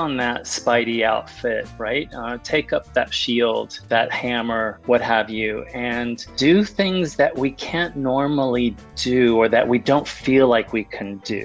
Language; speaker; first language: English; early bilingual, other home language; Spanish